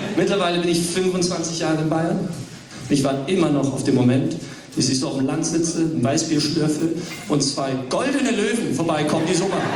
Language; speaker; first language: German; early bilingual, other home language; English